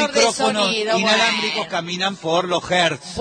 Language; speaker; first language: Spanish; native; Spanish